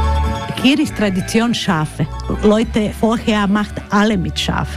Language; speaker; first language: German; non-native, learner; Croatian